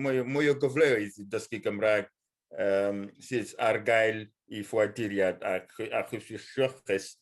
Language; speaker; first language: Welsh; non-native, fluent; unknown